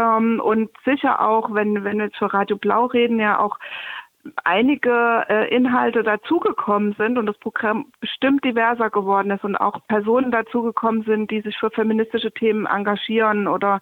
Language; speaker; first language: German; native; German